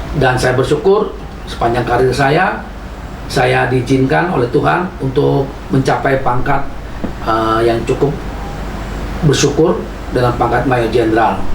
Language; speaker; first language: Indonesian; native; Indonesian